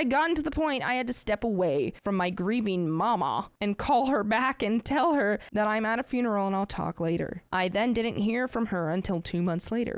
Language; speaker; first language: English; native; English